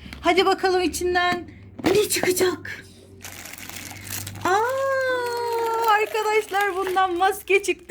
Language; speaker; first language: Turkish; native; Turkish